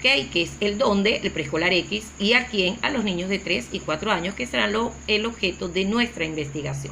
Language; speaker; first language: Spanish; native; Spanish